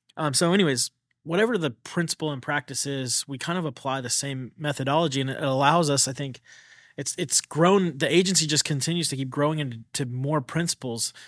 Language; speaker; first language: English; native; English